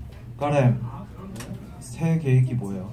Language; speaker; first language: Korean; native; Korean